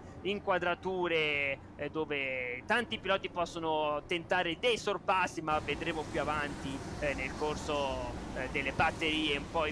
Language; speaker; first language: Italian; native; Italian